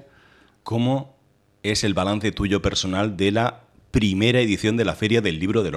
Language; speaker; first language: Spanish; native; Spanish